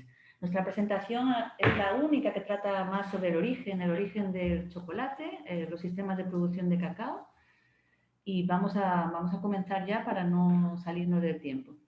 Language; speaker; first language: Spanish; native; Spanish